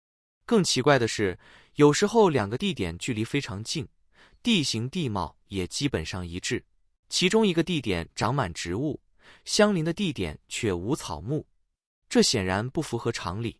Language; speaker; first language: Chinese; native; Chinese